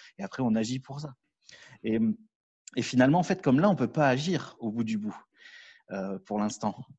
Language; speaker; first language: French; native; French